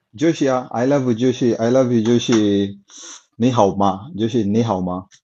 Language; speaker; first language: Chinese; non-native, fluent; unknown